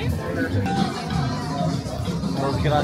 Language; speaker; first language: Spanish; non-native, fluent; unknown